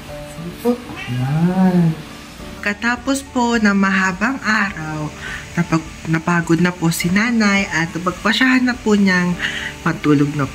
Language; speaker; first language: Filipino; native; Filipino